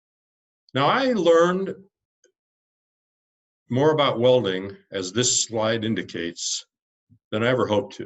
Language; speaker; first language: English; native; English